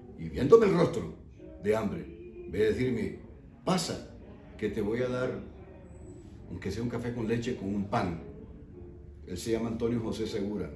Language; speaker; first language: Spanish; native; Spanish